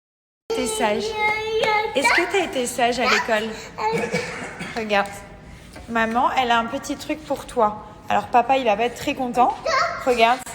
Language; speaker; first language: French; native; French